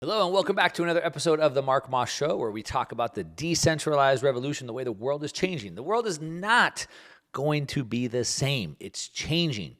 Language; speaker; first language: English; native; English